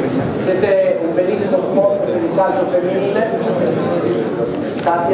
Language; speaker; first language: Italian; native; Italian